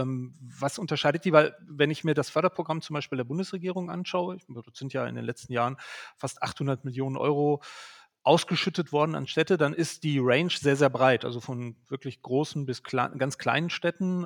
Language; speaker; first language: German; native; German